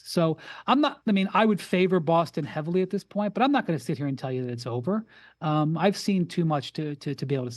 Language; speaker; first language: English; native; English